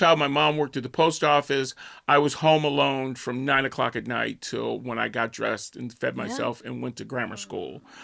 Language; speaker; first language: English; native; English